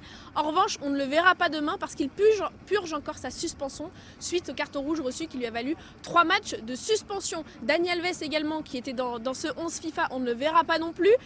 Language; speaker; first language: French; native; French